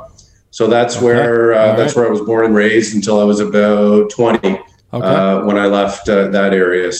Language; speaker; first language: English; native; English